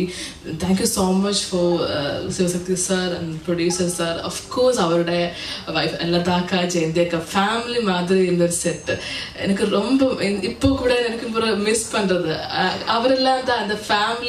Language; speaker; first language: Tamil; non-native, learner; Malayalam